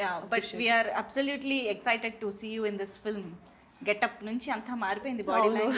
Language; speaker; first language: Telugu; native; Telugu